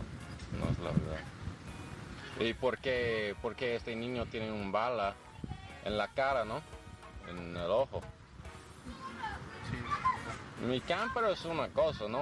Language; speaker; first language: Spanish; non-native, learner; English